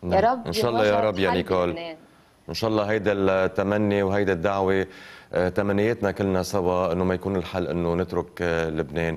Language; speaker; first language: Arabic; native; Arabic